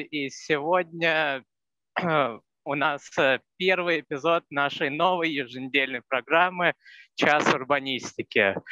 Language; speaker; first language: Russian; non-native, fluent; Hindi